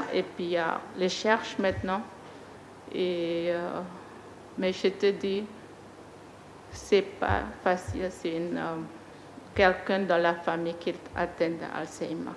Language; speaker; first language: French; non-native, learner; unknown